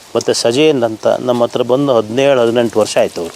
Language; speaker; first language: Kannada; native; Kannada